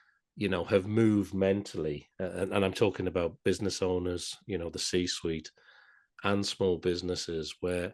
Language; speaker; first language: English; native; English